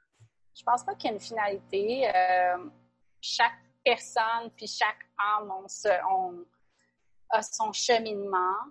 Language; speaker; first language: French; native; French